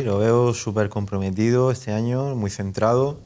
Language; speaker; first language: Spanish; native; Spanish